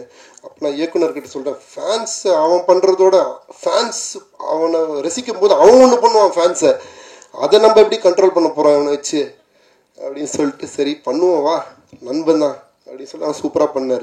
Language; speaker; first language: Tamil; native; Tamil